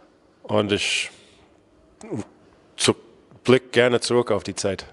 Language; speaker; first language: German; non-native, fluent; English